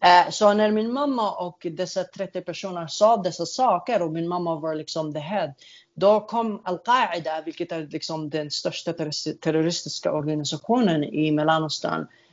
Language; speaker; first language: Swedish; non-native, fluent; Arabic